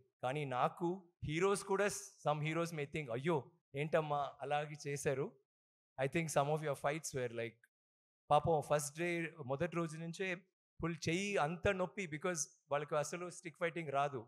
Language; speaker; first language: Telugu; non-native, local second language; Tamil